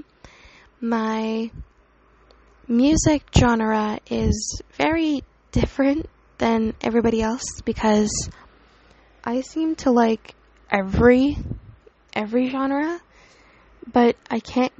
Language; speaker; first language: English; native; English